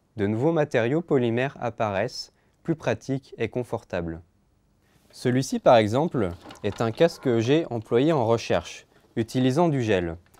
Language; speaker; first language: French; native; French